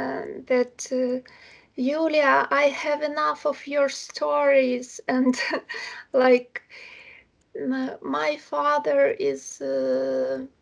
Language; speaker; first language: English; non-native, fluent; Ukrainian